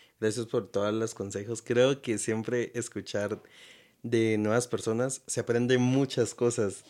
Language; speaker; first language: Spanish; native; Spanish